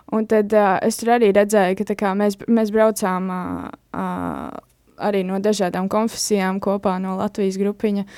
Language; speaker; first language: Latvian; native; Latvian